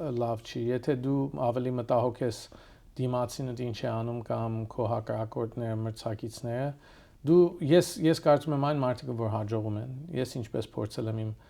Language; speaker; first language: Armenian; early bilingual, heritage; Armenian